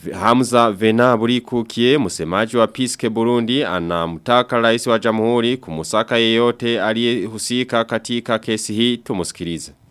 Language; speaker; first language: Swahili; non-native, local second language; Rundi